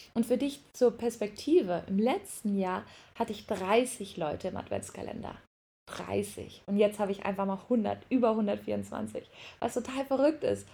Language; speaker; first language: German; native; German